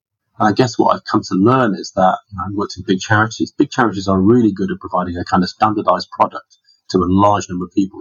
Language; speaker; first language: English; native; English